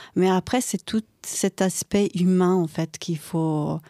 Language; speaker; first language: French; non-native, fluent; Croatian